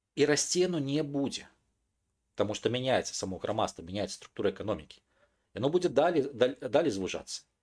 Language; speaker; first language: Belarusian; non-native, local second language; Russian